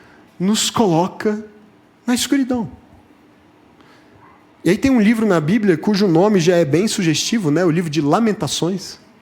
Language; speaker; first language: Portuguese; native; Portuguese